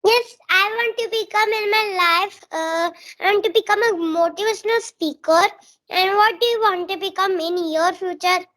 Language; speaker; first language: English; non-native, learner; Marathi